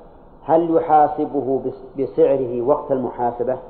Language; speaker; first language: Arabic; native; Arabic